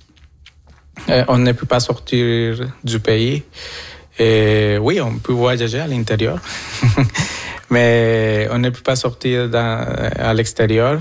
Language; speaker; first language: French; non-native, fluent; Spanish